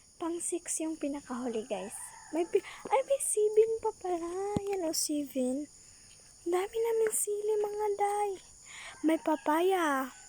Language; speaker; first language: Filipino; non-native, local second language; Cebuano